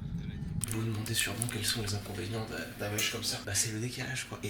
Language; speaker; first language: French; native; French